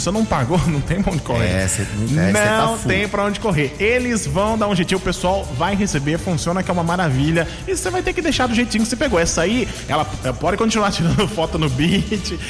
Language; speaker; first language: Portuguese; native; Portuguese